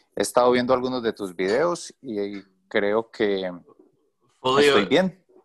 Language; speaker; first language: Spanish; native; Spanish